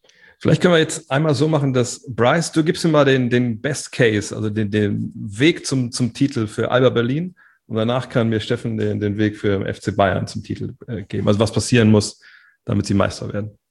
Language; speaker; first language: German; native; German